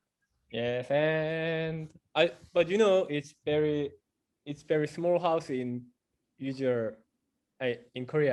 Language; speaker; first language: English; non-native, fluent; Korean